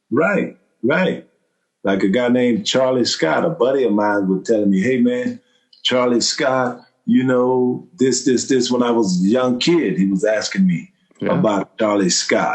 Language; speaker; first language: English; native; English